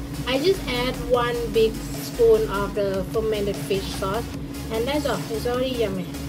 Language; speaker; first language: English; non-native, fluent; Thai